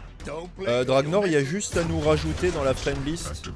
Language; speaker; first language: French; native; French